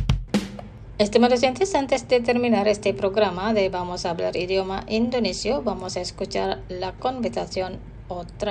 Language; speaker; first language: Spanish; non-native, fluent; Indonesian